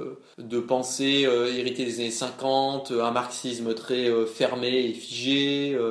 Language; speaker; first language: French; native; French